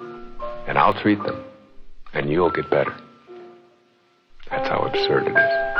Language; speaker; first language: English; native; English